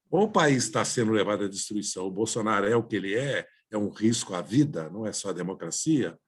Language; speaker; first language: Portuguese; native; Portuguese